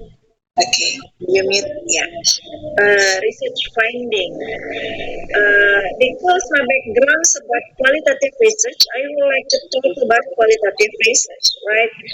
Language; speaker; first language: English; non-native, fluent; Indonesian